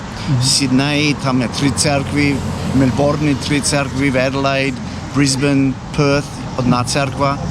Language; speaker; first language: Ukrainian; early bilingual, heritage; Ukrainian